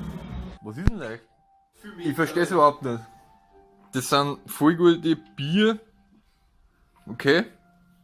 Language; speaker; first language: German; native; German